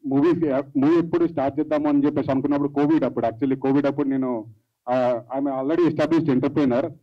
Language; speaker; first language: Telugu; native; Telugu